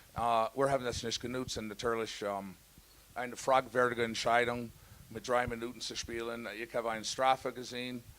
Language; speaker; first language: German; non-native, learner; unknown